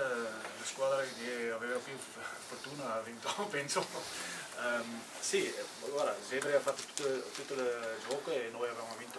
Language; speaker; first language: Italian; non-native, learner; English